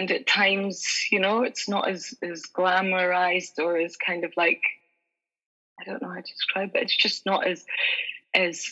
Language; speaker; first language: English; native; English